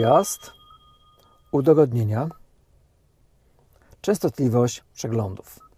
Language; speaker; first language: Polish; native; Polish